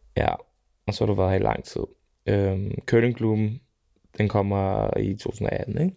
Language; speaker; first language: Danish; early bilingual, other home language; Serbian